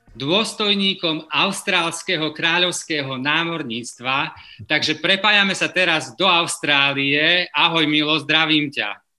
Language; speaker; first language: Slovak; native; Slovak